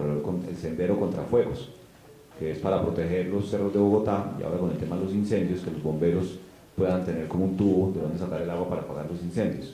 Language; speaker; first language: Spanish; native; Spanish